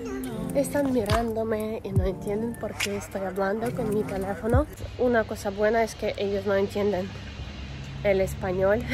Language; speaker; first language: Spanish; non-native, learner; Ukrainian